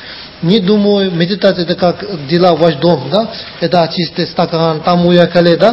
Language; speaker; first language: Russian; non-native, learner; Tibetan